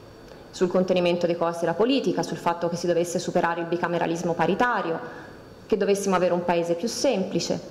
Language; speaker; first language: Italian; native; Italian